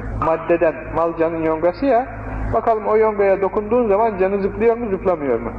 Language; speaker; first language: Turkish; native; Turkish